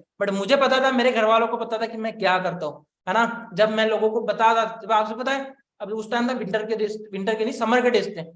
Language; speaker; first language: Hindi; non-native, local second language; Marathi